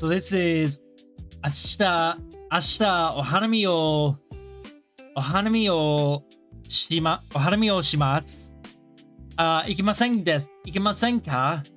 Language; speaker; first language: Japanese; non-native, learner; English